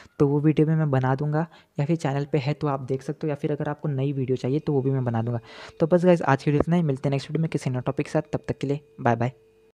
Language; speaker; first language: Hindi; native; Hindi